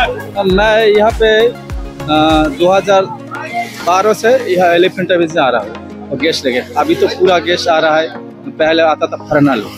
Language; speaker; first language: Hindi; non-native, local second language; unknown